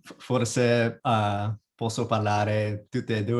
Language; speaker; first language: Italian; non-native, learner; English